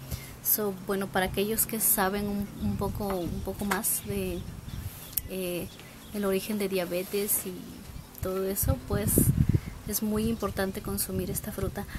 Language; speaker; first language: Spanish; early bilingual, heritage; Spanish